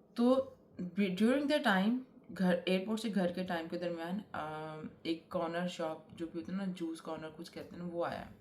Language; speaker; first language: Urdu; native; Urdu